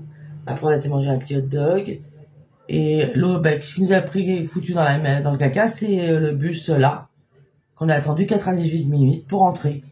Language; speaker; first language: French; native; French